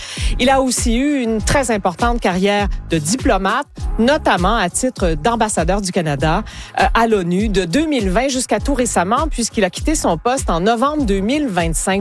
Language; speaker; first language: French; native; French